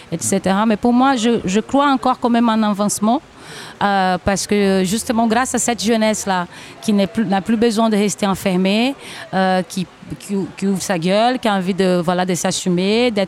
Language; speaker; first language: French; non-native, fluent; Portuguese